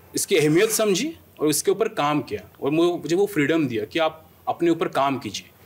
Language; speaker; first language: Hindi; non-native, local second language; Odia